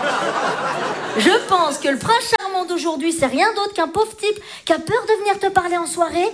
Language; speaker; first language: French; native; French